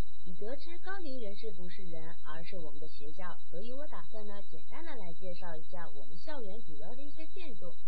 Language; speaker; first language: Chinese; non-native, fluent; Mongolian